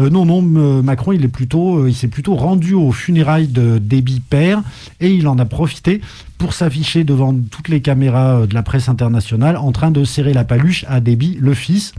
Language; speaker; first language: French; native; French